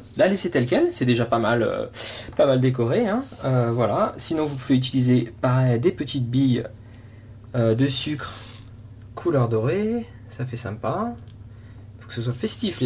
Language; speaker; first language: French; native; French